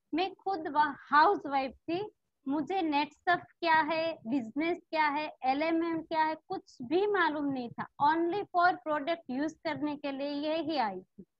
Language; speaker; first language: Hindi; non-native, local second language; Gujarati